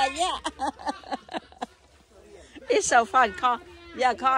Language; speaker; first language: English; non-native, learner; Vietnamese